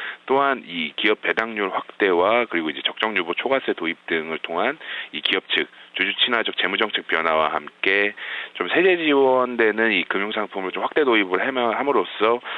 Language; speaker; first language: Korean; native; Korean